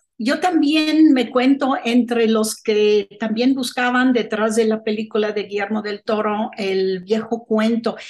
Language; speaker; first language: Spanish; non-native, fluent; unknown